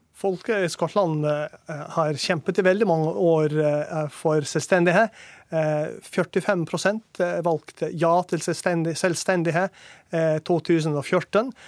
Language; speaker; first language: Norwegian; non-native, learner; English